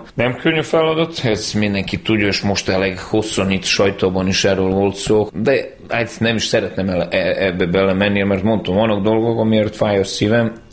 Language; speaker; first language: Hungarian; non-native, fluent; Serbian